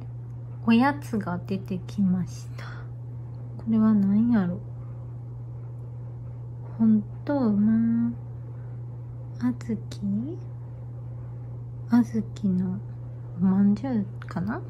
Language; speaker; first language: Japanese; native; Japanese